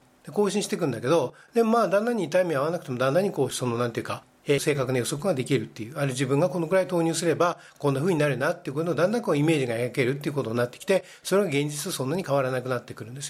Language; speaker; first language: Japanese; native; Japanese